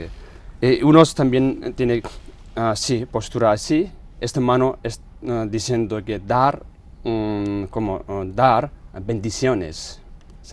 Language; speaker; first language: Spanish; non-native, learner; Tibetan